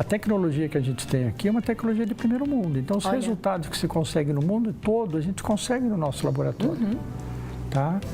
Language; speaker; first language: Portuguese; native; Portuguese